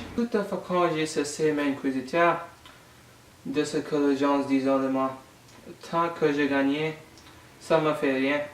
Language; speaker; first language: French; non-native, learner; English